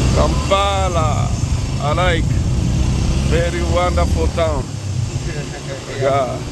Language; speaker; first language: English; non-native, learner; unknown